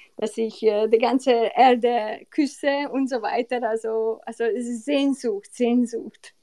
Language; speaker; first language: German; non-native, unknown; Hungarian